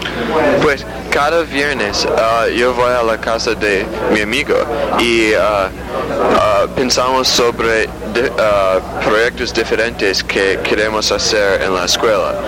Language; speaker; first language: Spanish; non-native, learner; English